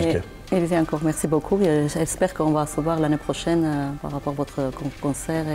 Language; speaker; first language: French; non-native, fluent; Armenian